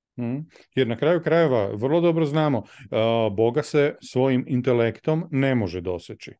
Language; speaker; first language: Croatian; native; Croatian